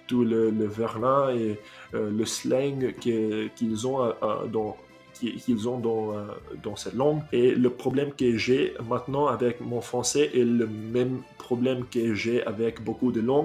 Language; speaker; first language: French; non-native, fluent; English